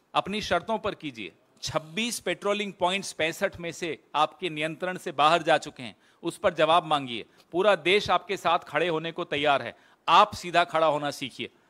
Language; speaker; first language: Hindi; native; Hindi